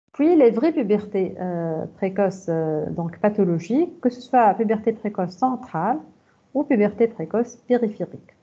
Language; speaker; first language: French; non-native, local second language; Arabic